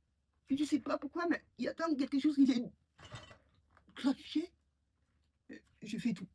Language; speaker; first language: French; non-native, learner; Mongolian